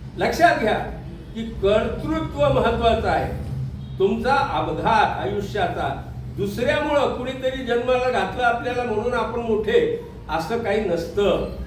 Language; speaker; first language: Marathi; non-native, local second language; Urdu